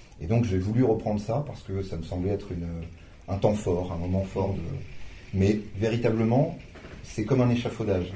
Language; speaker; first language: French; native; French